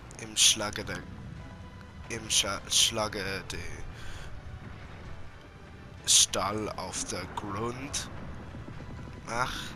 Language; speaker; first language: German; non-native, learner; English